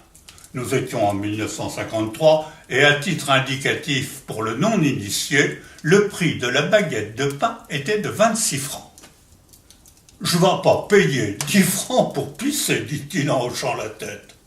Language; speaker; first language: French; native; French